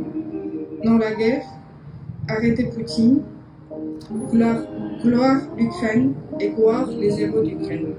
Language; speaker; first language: French; non-native, learner; Ukrainian